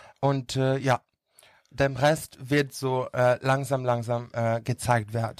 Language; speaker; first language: German; non-native, learner; Greek